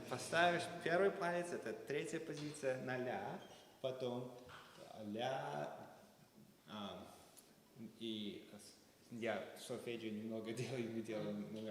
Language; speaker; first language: Russian; early bilingual, heritage; Russian